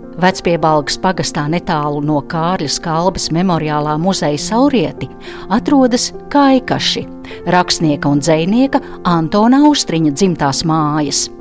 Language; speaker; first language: Latvian; native; Latvian